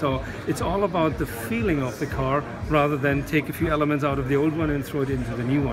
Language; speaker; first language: English; non-native, fluent; German